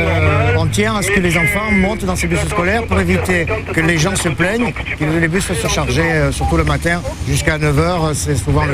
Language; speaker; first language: French; native; French